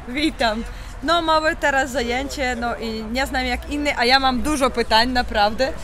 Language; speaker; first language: Polish; non-native, learner; Ukrainian